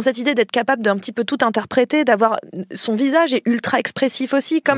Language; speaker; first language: French; native; French